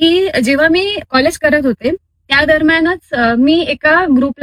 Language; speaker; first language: Marathi; native; Marathi